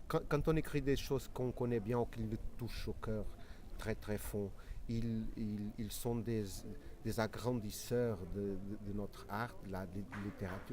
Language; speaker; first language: French; non-native, learner; Portuguese